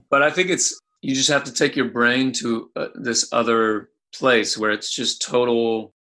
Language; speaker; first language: English; native; English